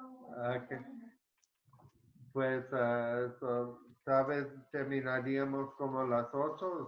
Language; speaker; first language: Spanish; early bilingual, heritage; Spanish